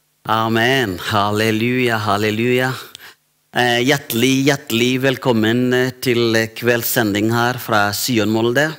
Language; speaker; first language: Norwegian; non-native, fluent; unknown